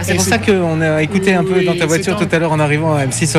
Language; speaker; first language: French; native; French